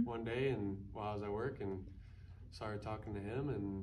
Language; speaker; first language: English; native; English